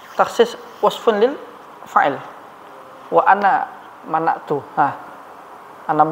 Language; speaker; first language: Arabic; non-native, fluent; Indonesian